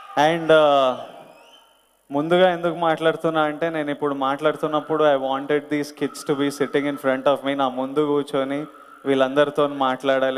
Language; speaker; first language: Telugu; native; Telugu